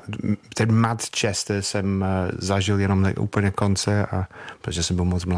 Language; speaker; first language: Czech; non-native, fluent; English